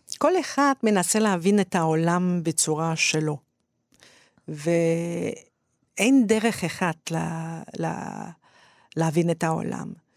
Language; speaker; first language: Hebrew; non-native, fluent; French